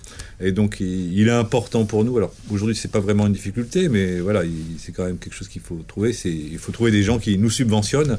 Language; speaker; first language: French; native; French